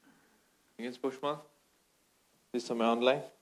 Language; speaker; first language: Norwegian; non-native, fluent; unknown